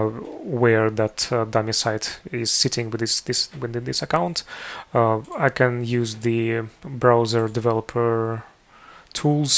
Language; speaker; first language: English; non-native, fluent; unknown